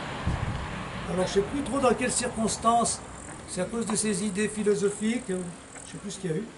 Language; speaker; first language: French; native; French